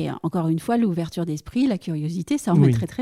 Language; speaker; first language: French; native; French